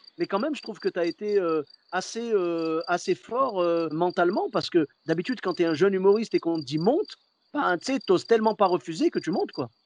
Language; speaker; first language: French; early bilingual, other home language; Arabic